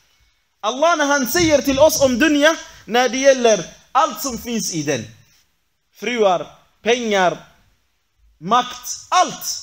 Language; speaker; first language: Swedish; non-native, fluent; Arabic